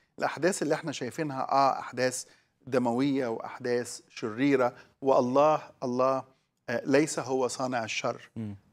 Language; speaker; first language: Arabic; native; Arabic